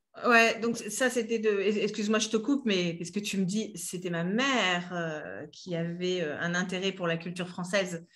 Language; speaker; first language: French; native; French